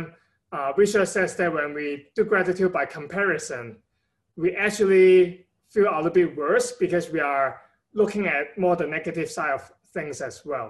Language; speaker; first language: English; non-native, local second language; Cantonese